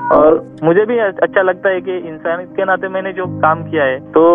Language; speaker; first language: Hindi; non-native, local second language; Marathi